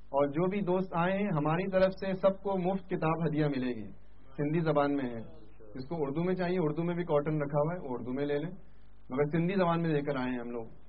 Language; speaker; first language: Urdu; non-native, local second language; Sindhi